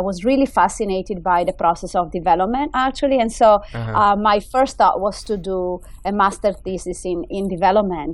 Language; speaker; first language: English; non-native, fluent; Italian